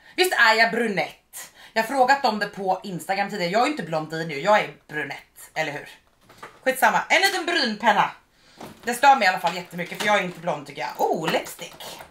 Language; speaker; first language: Swedish; native; Swedish